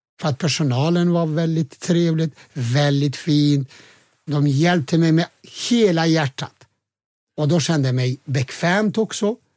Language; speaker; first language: Swedish; non-native, fluent; Albanian